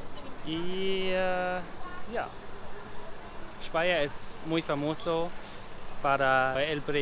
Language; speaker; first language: Spanish; non-native, learner; German